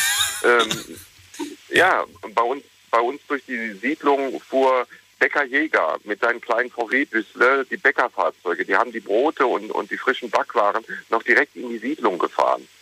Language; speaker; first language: German; native; German